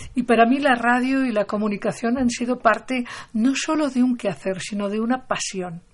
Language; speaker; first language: Spanish; native; Spanish